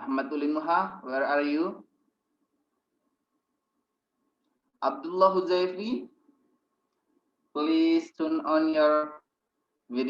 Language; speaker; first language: English; non-native, fluent; Indonesian